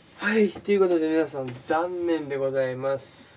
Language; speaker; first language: Japanese; native; Japanese